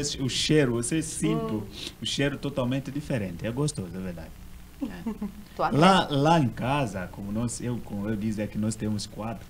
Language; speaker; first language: Portuguese; non-native, learner; Swahili